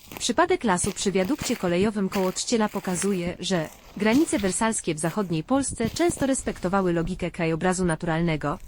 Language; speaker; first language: Polish; native; Polish